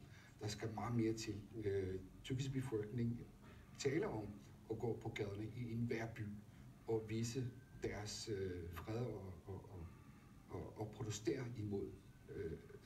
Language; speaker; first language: Danish; non-native, fluent; Turkish